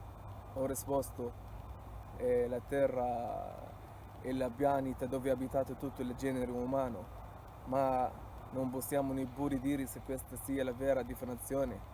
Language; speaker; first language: Italian; non-native, fluent; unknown